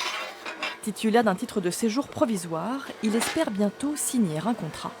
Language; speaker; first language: French; native; French